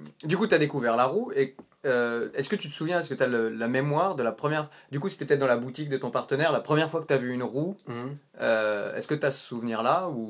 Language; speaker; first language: French; native; French